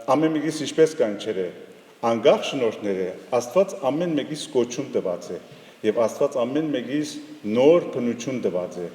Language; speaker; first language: Armenian; native; Armenian